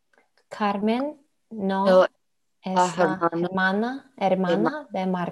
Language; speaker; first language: Spanish; non-native, learner; Russian